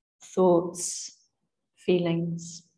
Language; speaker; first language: English; native; English